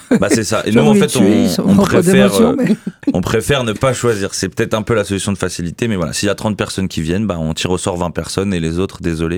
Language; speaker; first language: French; native; French